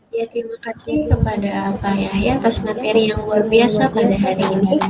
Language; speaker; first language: Indonesian; native; Indonesian